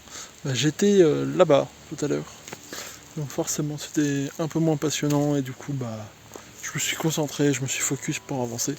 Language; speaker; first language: French; native; French